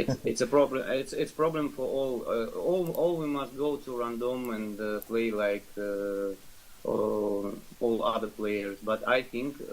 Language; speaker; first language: English; non-native, learner; Russian